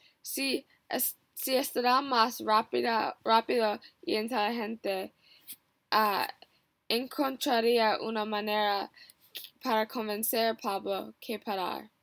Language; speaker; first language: Spanish; non-native, learner; English